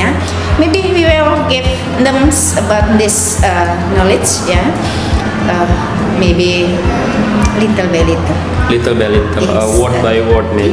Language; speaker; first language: English; non-native, learner; Indonesian